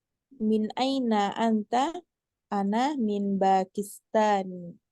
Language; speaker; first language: Arabic; non-native, fluent; Indonesian